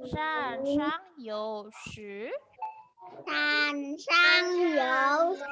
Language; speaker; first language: Chinese; non-native, fluent; Indonesian